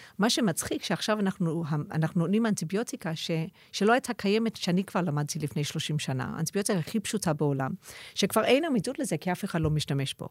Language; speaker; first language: Hebrew; non-native, fluent; English